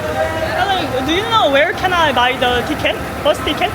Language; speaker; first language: English; non-native, learner; Korean